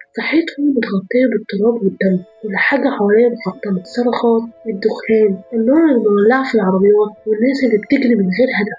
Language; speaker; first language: Arabic; native; Arabic